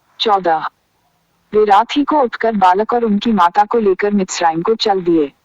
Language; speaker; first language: Hindi; native; Hindi